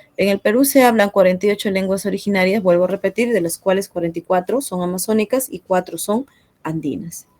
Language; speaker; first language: Spanish; non-native, local second language; Quechua